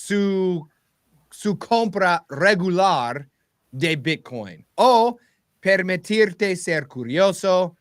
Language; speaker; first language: Spanish; non-native, learner; English